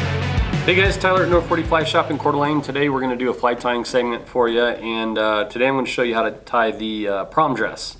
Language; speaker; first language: English; native; English